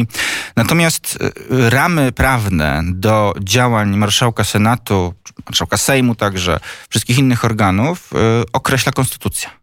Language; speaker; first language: Polish; native; Polish